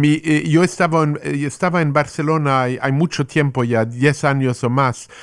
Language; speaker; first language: Spanish; non-native, learner; English